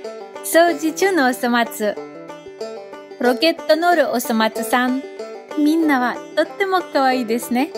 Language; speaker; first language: Japanese; non-native, fluent; Russian